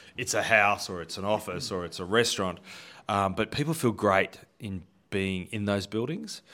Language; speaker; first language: English; native; English